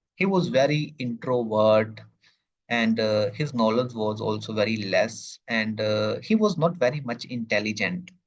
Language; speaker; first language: English; non-native, local second language; Punjabi